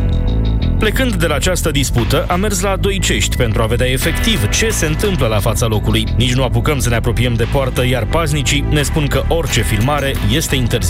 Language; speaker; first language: Romanian; native; Romanian